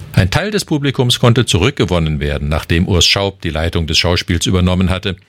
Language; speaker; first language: German; native; German